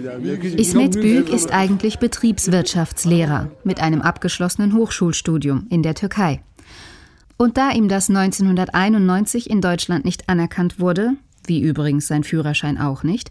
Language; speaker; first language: German; native; German